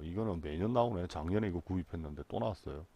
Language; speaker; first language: Korean; native; Korean